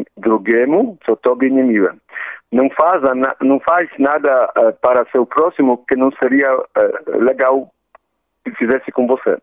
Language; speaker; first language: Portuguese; non-native, fluent; Polish